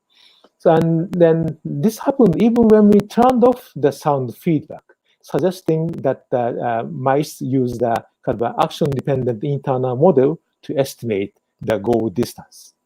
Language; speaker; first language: English; non-native, fluent; Japanese